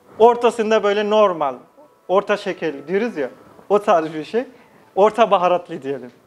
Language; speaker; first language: Turkish; non-native, fluent; Nepali